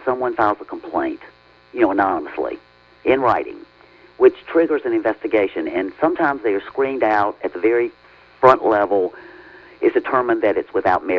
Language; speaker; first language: English; native; English